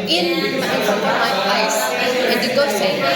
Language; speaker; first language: English; non-native, learner; Indonesian